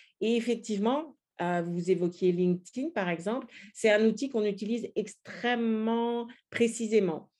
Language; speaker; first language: French; native; French